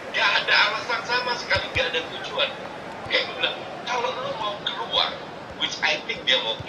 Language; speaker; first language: Indonesian; native; Indonesian